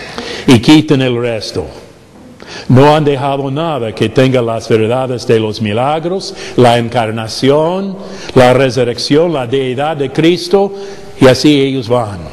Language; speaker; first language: Spanish; non-native, fluent; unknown